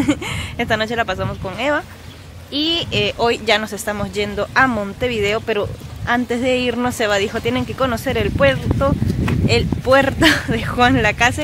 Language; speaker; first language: Spanish; native; Spanish